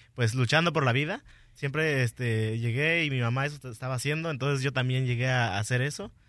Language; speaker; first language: Spanish; native; Spanish